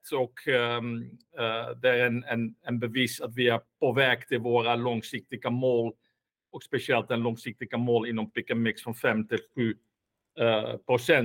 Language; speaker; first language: Swedish; non-native, fluent; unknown